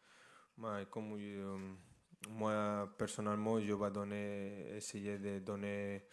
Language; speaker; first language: French; non-native, fluent; Spanish